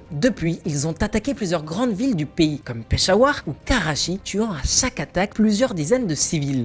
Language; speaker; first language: French; native; French